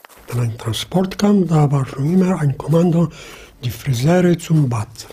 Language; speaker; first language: German; non-native, fluent; Polish